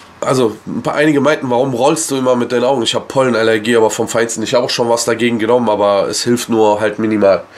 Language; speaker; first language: German; early bilingual, other home language; Persian